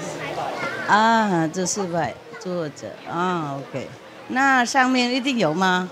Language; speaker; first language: Chinese; non-native, fluent; Vietnamese